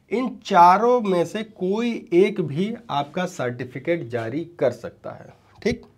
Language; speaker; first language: Hindi; native; Hindi